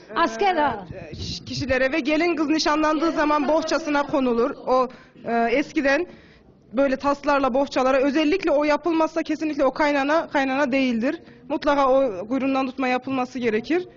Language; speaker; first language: Turkish; native; Turkish